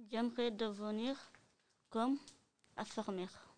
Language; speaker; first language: French; non-native, learner; Tigrinya